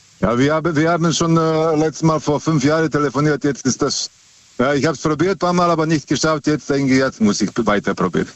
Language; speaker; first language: German; non-native, fluent; Serbian